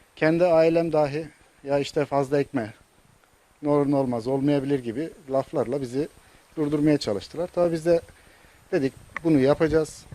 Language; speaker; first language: Turkish; native; Turkish